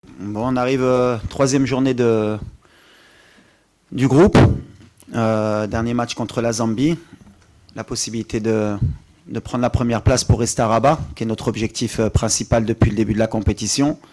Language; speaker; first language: French; native; French